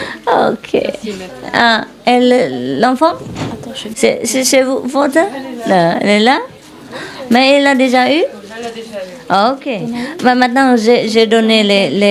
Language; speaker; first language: French; non-native, learner; Vietnamese